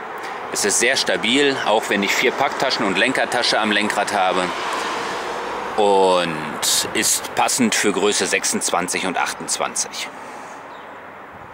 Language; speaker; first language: German; native; German